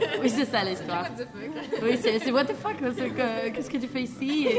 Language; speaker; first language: French; non-native, learner; Spanish